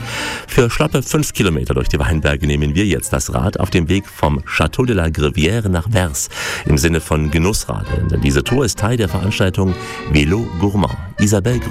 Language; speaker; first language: German; native; German